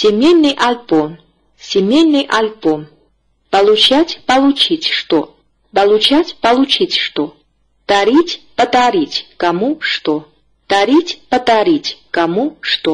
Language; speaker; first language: Russian; non-native, fluent; Chinese